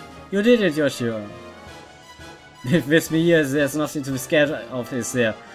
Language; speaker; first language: English; non-native, learner; German